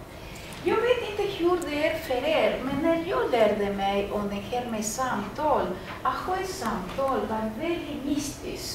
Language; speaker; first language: Swedish; non-native, fluent; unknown